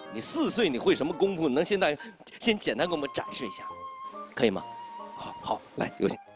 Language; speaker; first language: Chinese; native; Chinese